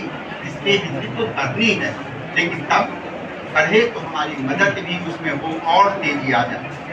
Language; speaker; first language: Hindi; native; Hindi